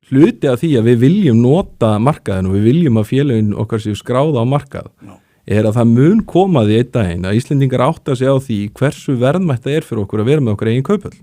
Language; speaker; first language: Icelandic; native; Icelandic